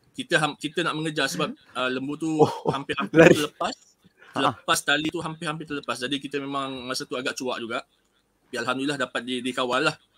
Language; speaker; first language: Malay; native; Malay